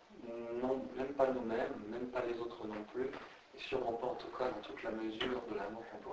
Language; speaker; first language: French; native; French